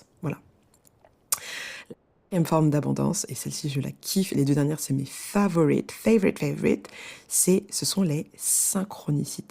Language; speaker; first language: French; native; French